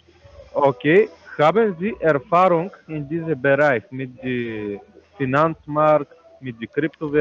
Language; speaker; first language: German; non-native, learner; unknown